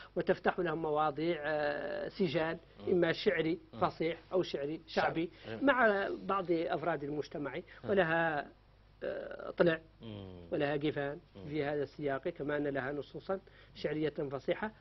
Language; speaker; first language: Arabic; native; Arabic